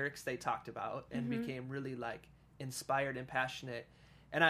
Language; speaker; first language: English; native; English